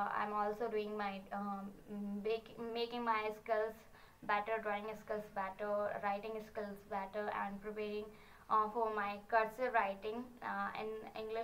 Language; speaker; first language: English; non-native, learner; Hindi